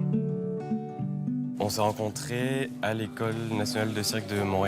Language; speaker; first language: French; native; French